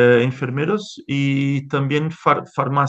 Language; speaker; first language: Spanish; non-native, fluent; Portuguese